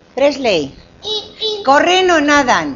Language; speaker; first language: Spanish; native; Spanish